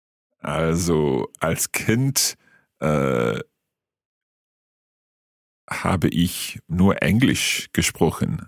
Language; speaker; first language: German; non-native, fluent; English